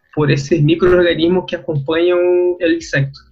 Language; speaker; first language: Spanish; non-native, learner; Portuguese